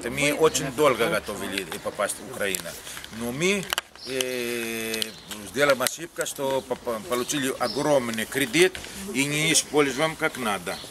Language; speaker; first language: Russian; non-native, learner; Greek